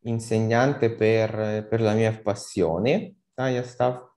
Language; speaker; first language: Italian; non-native, fluent; Ukrainian